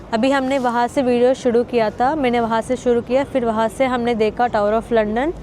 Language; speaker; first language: Hindi; non-native, local second language; Telugu